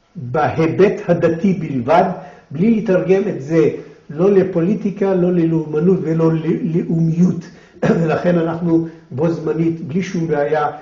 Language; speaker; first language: Hebrew; non-native, local second language; Adyghe